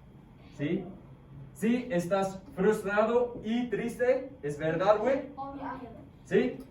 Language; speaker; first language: Spanish; non-native, fluent; English